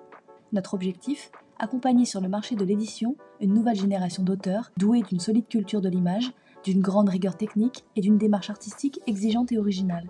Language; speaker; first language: French; native; French